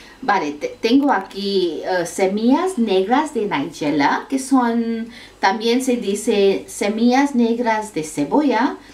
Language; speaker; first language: Spanish; non-native, fluent; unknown